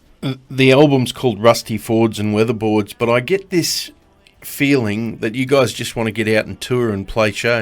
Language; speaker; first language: English; native; English